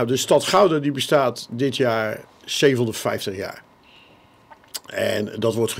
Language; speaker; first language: Dutch; native; Dutch